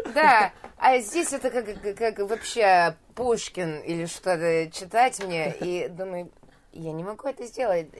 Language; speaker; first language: Russian; early bilingual, heritage; Russian